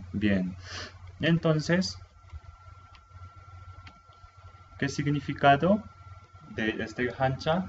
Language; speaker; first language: Spanish; non-native, fluent; Korean